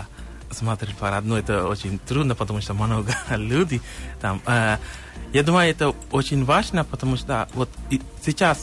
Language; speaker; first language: Russian; non-native, learner; Sinhala